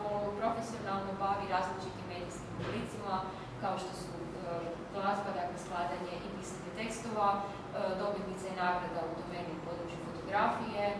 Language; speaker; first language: Croatian; native; Croatian